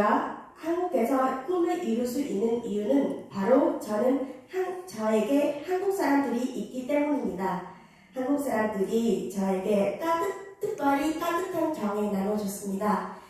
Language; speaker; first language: Korean; non-native, fluent; Vietnamese